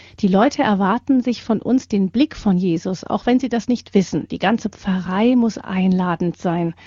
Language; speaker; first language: German; native; German